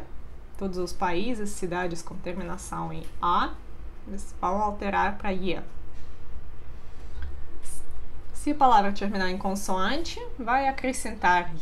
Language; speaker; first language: Portuguese; non-native, fluent; Russian